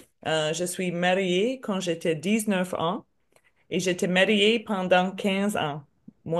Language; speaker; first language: French; non-native, learner; English